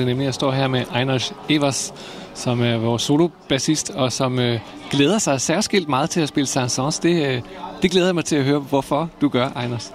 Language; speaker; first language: Danish; native; Danish